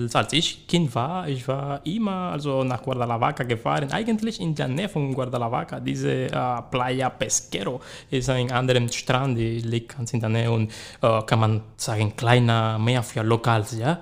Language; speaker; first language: German; non-native, learner; Spanish